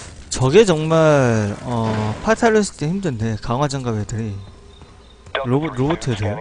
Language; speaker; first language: Korean; native; Korean